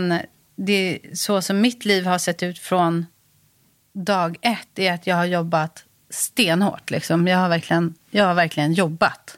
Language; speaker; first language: Swedish; native; Swedish